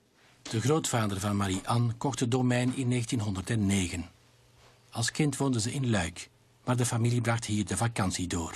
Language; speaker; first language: Dutch; native; Dutch